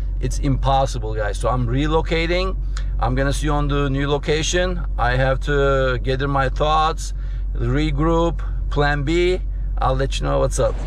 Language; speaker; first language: English; native; English